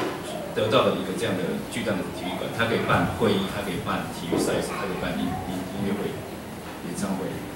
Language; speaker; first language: Chinese; native; Chinese